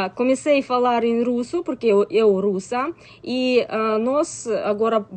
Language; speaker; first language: Portuguese; non-native, learner; Russian